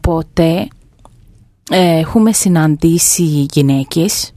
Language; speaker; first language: Greek; non-native, fluent; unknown